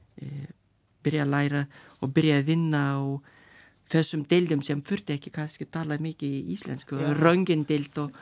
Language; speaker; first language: Icelandic; non-native, learner; Lithuanian